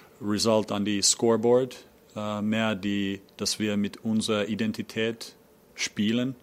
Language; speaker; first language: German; non-native, learner; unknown